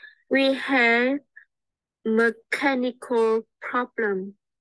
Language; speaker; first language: English; non-native, learner; Vietnamese